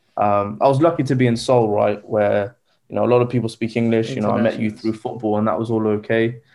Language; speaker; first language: English; native; English